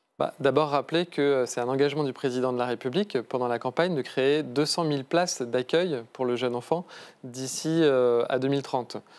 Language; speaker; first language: French; native; French